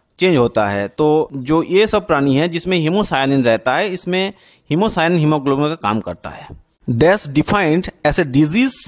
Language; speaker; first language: Hindi; non-native, local second language; Bangla